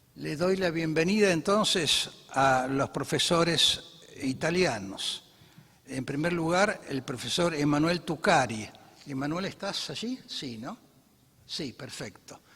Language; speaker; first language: Spanish; native; Spanish